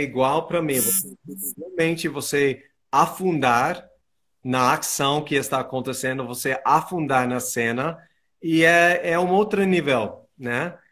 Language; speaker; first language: Portuguese; non-native, fluent; English